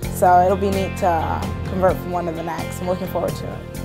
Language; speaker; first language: English; native; English